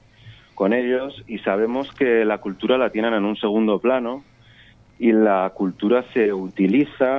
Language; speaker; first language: Spanish; native; Spanish